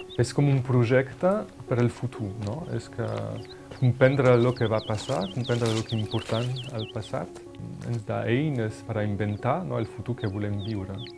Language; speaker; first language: Catalan; non-native, local second language; French